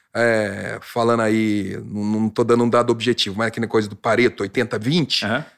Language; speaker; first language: Portuguese; native; Portuguese